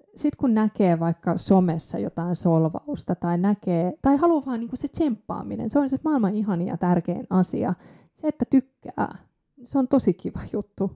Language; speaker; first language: Finnish; early bilingual, other home language; Persian